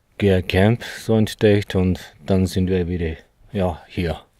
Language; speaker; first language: German; non-native, fluent; Mongolian